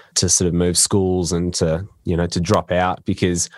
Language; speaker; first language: English; native; English